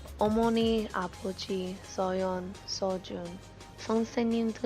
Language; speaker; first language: Korean; non-native, learner; English